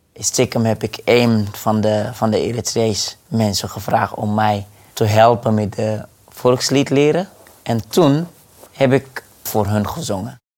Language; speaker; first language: Dutch; non-native, fluent; Arabic